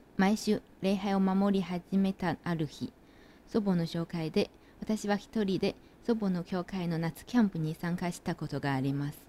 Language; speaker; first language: Japanese; non-native, fluent; Chinese